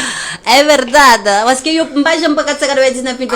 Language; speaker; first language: Spanish; non-native, fluent; Haitian Creole